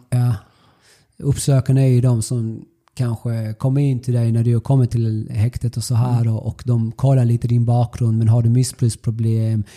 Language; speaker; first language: Swedish; early bilingual, other home language; Spanish